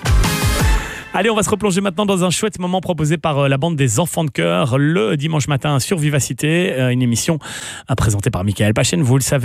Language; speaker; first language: French; native; French